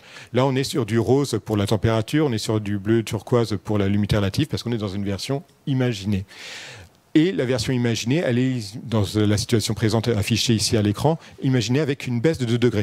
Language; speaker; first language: French; native; French